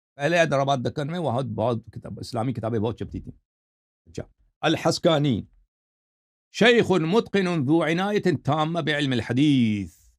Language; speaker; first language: Urdu; native; Urdu